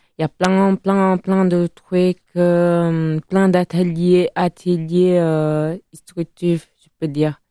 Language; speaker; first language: French; non-native, fluent; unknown